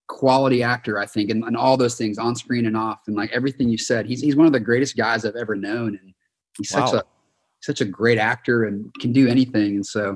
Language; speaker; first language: English; native; English